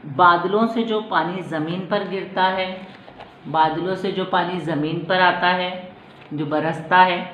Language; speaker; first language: Hindi; non-native, local second language; Marathi